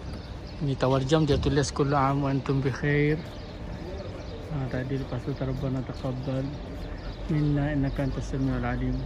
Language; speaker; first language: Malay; early bilingual, heritage; Malay